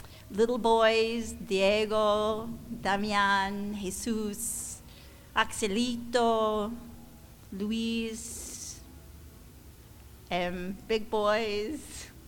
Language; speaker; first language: English; native; English